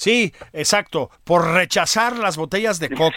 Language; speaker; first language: Spanish; native; Spanish